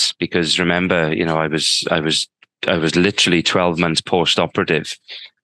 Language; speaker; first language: English; native; English